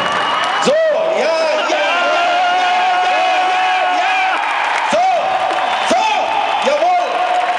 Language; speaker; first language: German; non-native, fluent; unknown